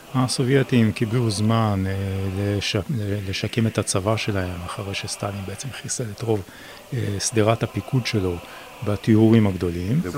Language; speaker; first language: Hebrew; non-native, fluent; Polish